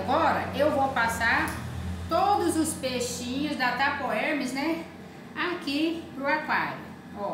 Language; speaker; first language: Portuguese; native; Portuguese